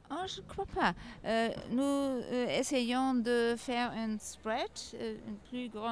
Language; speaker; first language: French; non-native, learner; German